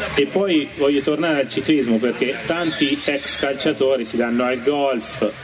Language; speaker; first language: Italian; native; Italian